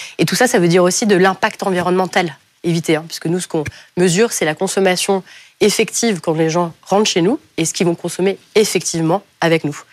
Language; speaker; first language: French; native; French